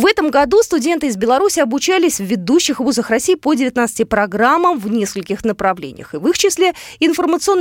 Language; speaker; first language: Russian; native; Russian